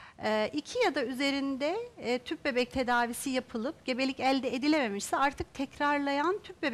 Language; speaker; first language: Turkish; native; Turkish